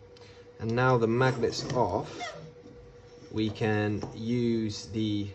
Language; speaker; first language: English; native; English